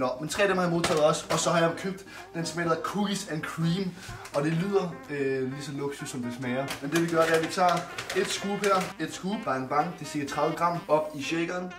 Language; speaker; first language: Danish; native; Danish